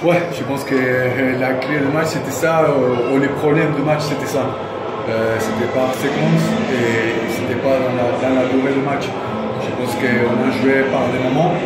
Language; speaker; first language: French; non-native, fluent; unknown